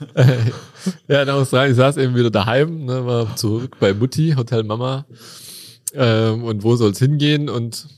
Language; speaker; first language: German; native; German